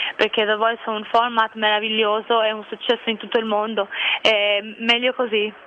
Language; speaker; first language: Italian; non-native, fluent; Albanian